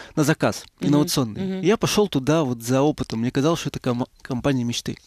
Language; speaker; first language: Russian; native; Russian